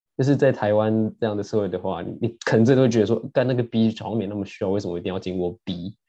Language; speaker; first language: Chinese; native; Chinese